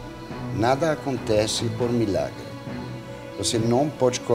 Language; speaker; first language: Portuguese; non-native, fluent; French